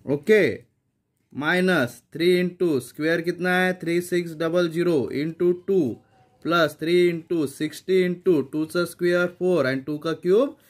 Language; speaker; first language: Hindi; non-native, local second language; Marathi